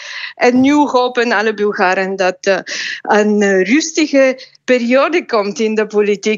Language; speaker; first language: Dutch; non-native, fluent; Bulgarian